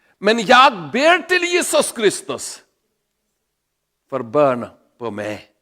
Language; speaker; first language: Swedish; non-native, learner; Urdu